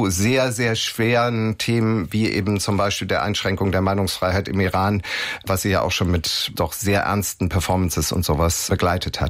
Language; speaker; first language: German; native; German